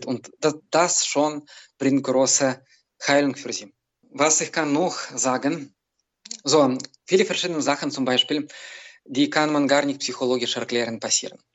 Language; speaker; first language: German; non-native, learner; Belarusian